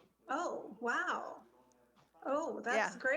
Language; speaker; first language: English; native; English